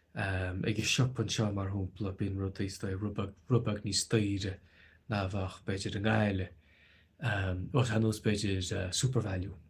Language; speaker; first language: Irish; native; Irish